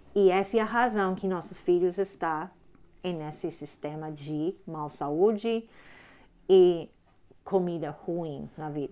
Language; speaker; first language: Portuguese; non-native, learner; English